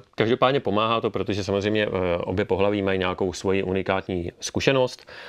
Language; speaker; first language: Czech; native; Czech